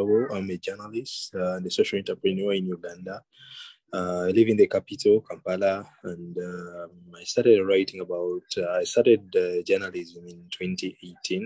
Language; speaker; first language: English; non-native, local second language; Ganda